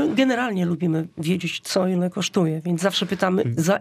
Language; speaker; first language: Polish; native; Polish